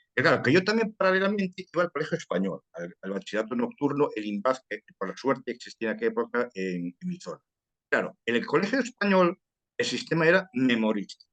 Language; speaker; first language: Spanish; early bilingual, heritage; Spanish